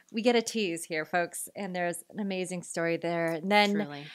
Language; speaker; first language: English; native; English